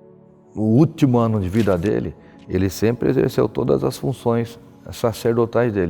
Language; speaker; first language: Portuguese; native; Portuguese